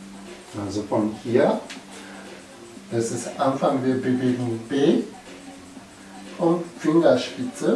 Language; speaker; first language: German; non-native, learner; Japanese